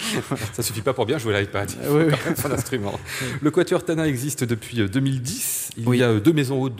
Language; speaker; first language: French; native; French